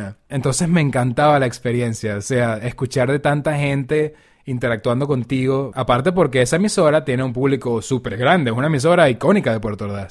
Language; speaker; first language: Spanish; native; Spanish